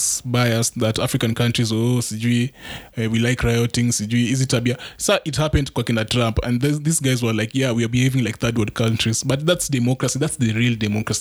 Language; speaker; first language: English; non-native, local second language; Luo (Kenya and Tanzania)